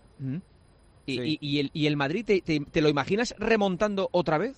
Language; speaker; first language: Spanish; native; Spanish